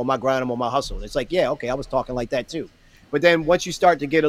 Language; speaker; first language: English; native; English